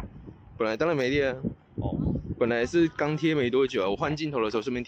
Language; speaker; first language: Chinese; native; Chinese